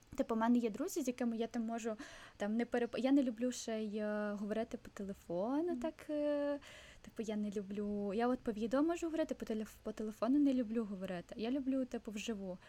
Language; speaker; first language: Ukrainian; non-native, local second language; Russian